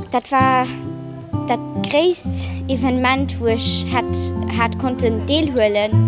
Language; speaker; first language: German; non-native, local second language; Luxembourgish